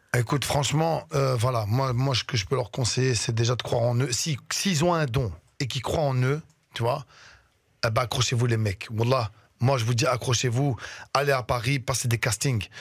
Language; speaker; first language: French; early bilingual, other home language; Arabic